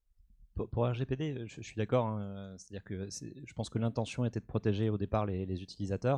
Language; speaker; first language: French; native; French